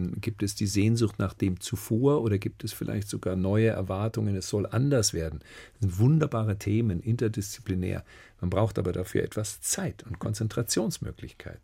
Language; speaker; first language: German; native; German